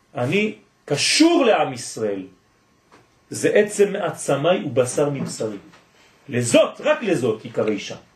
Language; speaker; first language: Hebrew; non-native, fluent; French